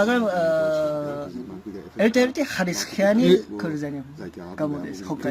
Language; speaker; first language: Georgian; non-native, learner; Japanese